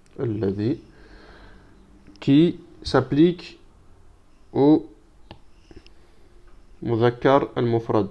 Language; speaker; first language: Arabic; non-native, fluent; French